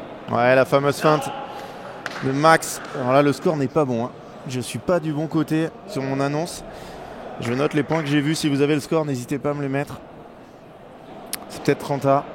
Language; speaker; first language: French; native; French